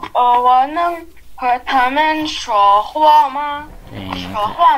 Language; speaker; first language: Chinese; non-native, learner; English